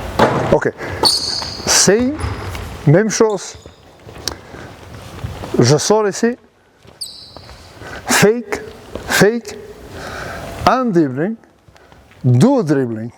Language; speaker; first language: French; non-native, learner; Serbian